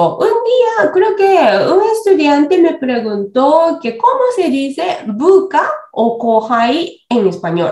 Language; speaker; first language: Spanish; non-native, fluent; Japanese